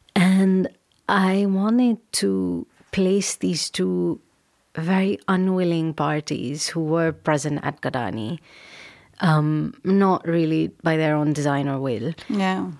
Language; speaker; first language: English; non-native, local second language; Urdu